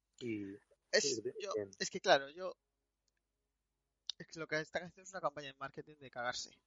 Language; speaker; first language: Spanish; native; Spanish